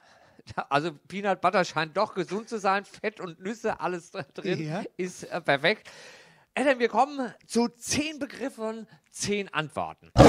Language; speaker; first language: German; native; German